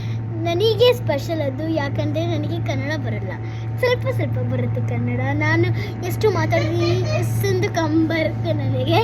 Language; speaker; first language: Kannada; early bilingual, heritage; Kannada